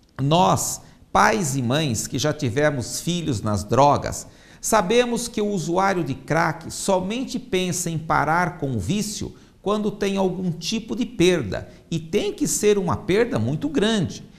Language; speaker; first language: Portuguese; native; Portuguese